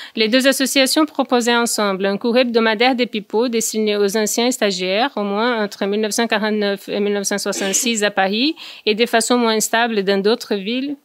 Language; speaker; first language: French; non-native, fluent; Portuguese